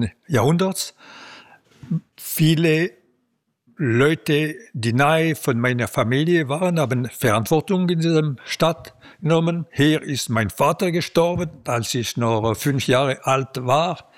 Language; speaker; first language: German; non-native, local second language; French